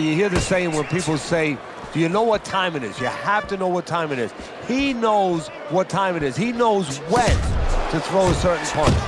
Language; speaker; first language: English; native; English